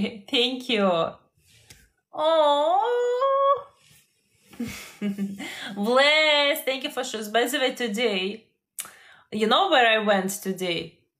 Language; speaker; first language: English; non-native, fluent; Ukrainian